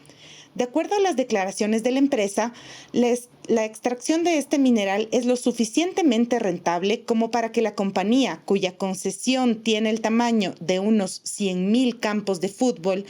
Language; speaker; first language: Spanish; native; Spanish